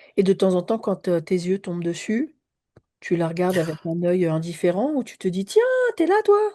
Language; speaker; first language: French; native; French